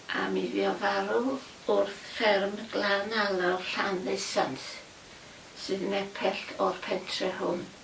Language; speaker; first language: Welsh; native; Welsh